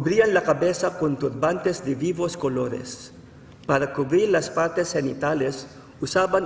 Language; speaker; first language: Spanish; non-native, fluent; Filipino